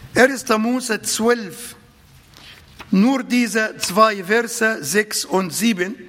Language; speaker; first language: German; non-native, fluent; Arabic